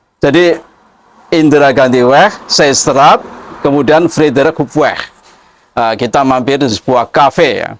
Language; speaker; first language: Indonesian; native; Indonesian